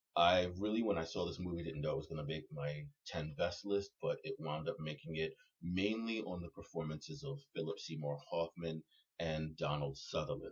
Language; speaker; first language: English; native; English